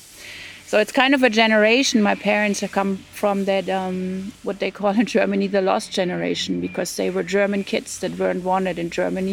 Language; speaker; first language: English; non-native, fluent; German